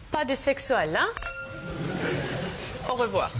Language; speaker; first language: French; non-native, learner; German